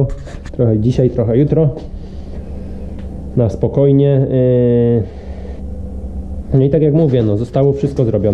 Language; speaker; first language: Polish; native; Polish